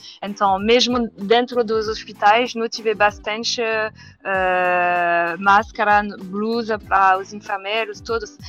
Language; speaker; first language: Portuguese; non-native, learner; French